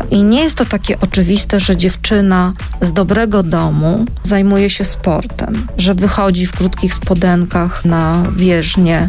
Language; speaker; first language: Polish; native; Polish